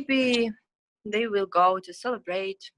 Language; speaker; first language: English; non-native, learner; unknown